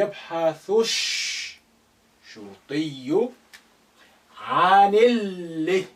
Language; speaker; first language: Arabic; non-native, fluent; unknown